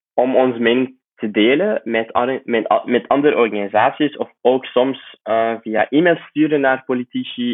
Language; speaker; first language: Dutch; non-native, fluent; Arabic